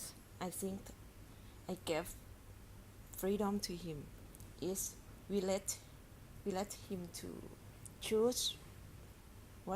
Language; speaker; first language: English; non-native, learner; Thai